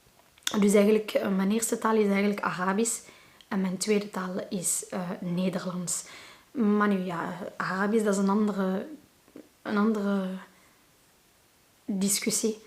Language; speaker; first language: Dutch; non-native, local second language; Arabic